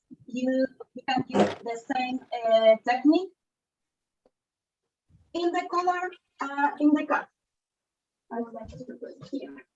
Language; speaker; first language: English; non-native, learner; Spanish